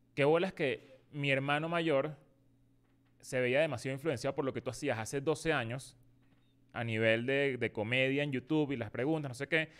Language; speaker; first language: Spanish; native; Spanish